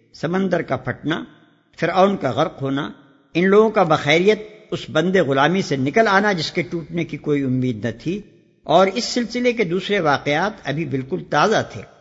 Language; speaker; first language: Urdu; native; Urdu